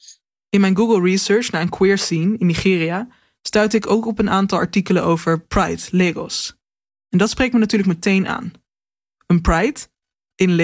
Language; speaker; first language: Dutch; native; Dutch